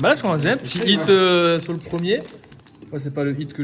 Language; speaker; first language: French; native; French